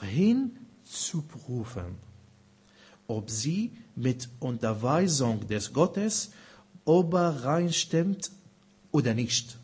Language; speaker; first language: German; non-native, fluent; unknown